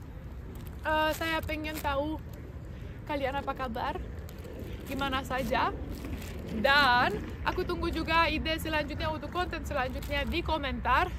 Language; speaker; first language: Indonesian; non-native, fluent; Romanian